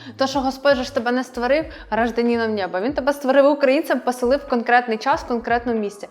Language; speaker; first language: Ukrainian; non-native, local second language; Russian